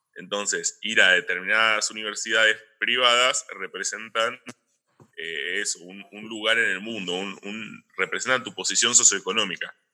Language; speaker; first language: Spanish; native; Spanish